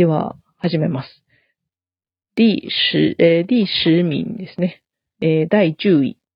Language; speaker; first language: Japanese; non-native, fluent; Chinese